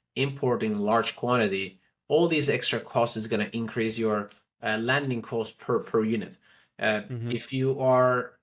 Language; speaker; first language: English; non-native, fluent; Turkish